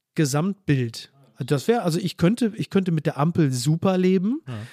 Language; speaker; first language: German; native; German